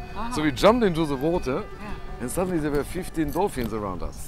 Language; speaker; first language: English; non-native, fluent; German